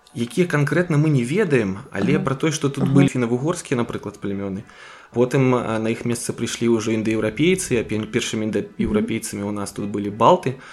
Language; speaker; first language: Belarusian; non-native, local second language; Russian